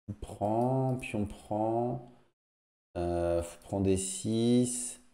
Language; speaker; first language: French; native; French